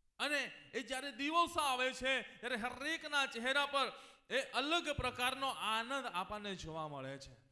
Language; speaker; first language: Gujarati; non-native, local second language; Gamit